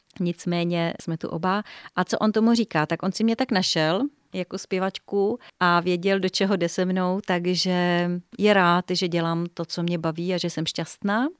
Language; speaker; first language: Czech; native; Czech